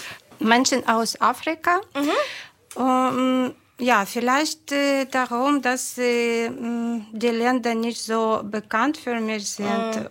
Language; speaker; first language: German; non-native, fluent; Ukrainian